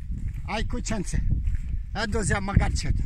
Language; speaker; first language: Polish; non-native, learner; Macedonian